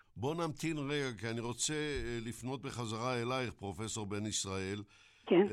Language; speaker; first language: Hebrew; native; Hebrew